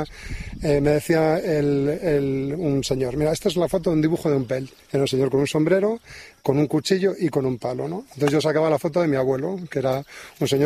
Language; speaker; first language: Spanish; native; Spanish